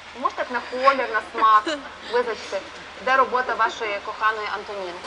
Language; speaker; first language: Ukrainian; native; Ukrainian